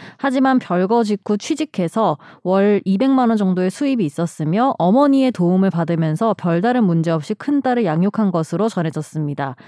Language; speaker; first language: Korean; native; Korean